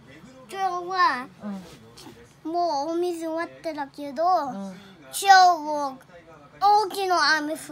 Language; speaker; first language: Japanese; non-native, learner; Filipino